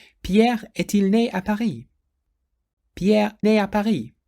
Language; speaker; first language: French; non-native, fluent; English